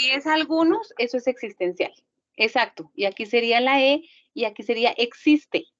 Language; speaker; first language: Spanish; native; Spanish